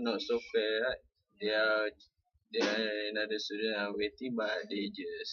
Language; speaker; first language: English; non-native, local second language; Malay